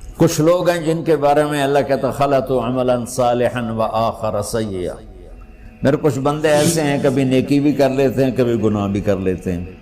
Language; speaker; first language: Urdu; non-native, local second language; Punjabi